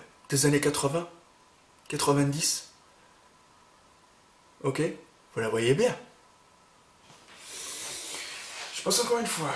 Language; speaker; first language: French; native; French